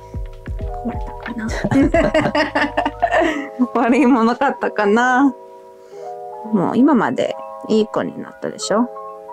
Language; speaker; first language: Japanese; non-native, learner; English